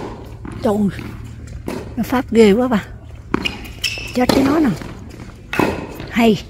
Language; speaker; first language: Vietnamese; native; Vietnamese